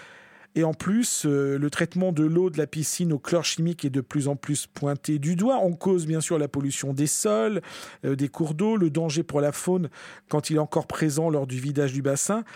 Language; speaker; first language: French; native; French